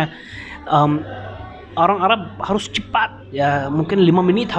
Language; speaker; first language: Indonesian; non-native, learner; Arabic